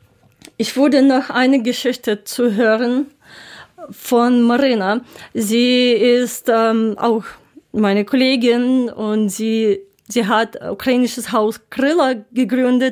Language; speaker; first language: German; non-native, learner; Ukrainian